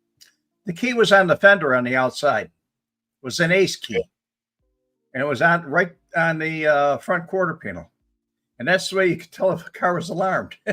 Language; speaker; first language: English; native; English